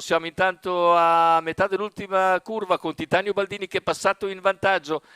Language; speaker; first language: Italian; native; Italian